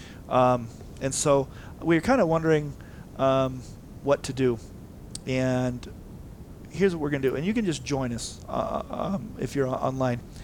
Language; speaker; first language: English; native; English